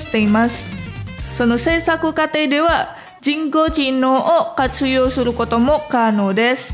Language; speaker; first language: Japanese; non-native, fluent; Indonesian